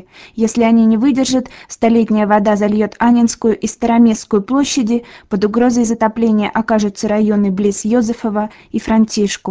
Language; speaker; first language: Russian; native; Russian